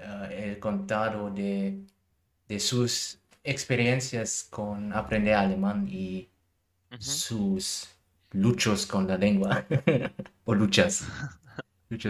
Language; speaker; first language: Spanish; non-native, learner; German